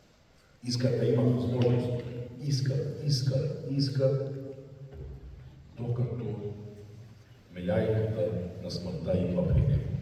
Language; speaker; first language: Bulgarian; non-native, fluent; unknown